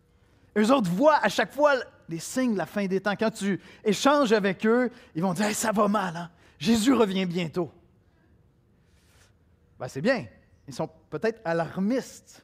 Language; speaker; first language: French; native; French